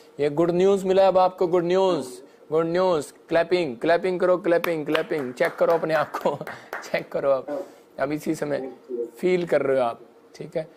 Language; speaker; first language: Hindi; non-native, local second language; Punjabi